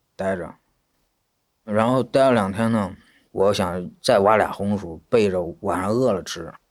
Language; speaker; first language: Chinese; native; Chinese